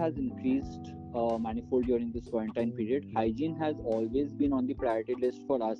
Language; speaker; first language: English; non-native, local second language; Bangla